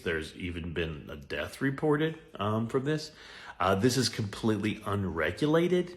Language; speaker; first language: English; native; English